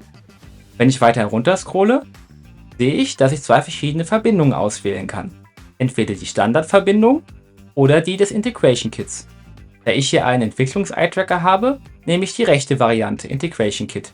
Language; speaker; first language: German; native; German